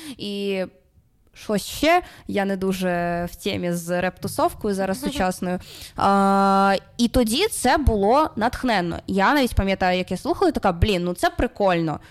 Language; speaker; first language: Ukrainian; non-native, local second language; Russian